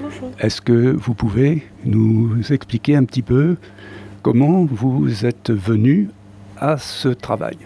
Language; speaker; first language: French; native; French